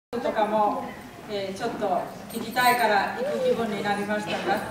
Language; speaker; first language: Japanese; non-native, fluent; Bangla